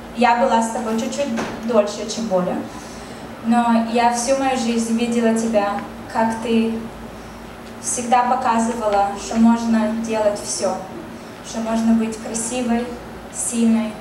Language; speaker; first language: Russian; native; Russian